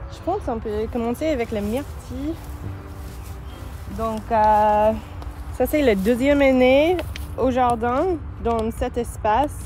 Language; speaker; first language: French; non-native, learner; English